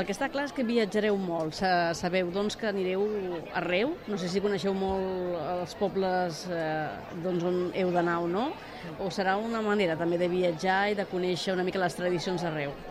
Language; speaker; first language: Catalan; native; Catalan